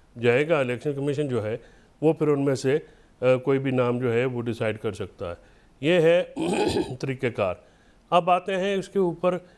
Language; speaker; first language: Urdu; native; Urdu